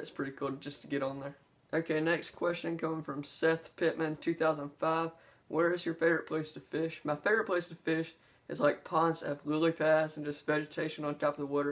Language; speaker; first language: English; native; English